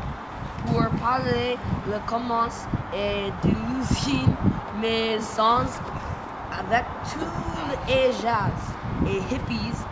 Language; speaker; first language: French; non-native, learner; English